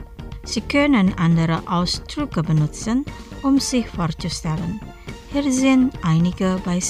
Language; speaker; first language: German; non-native, fluent; Indonesian